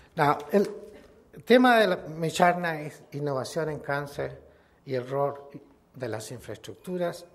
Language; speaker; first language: Spanish; native; Spanish